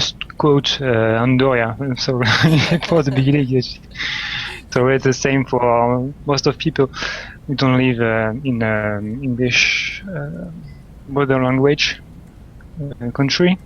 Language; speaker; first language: English; non-native, learner; French